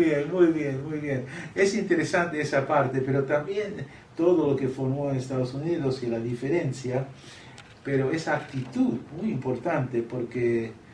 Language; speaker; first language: Spanish; non-native, fluent; English